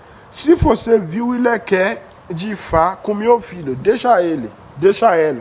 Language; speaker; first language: Portuguese; non-native, learner; Yoruba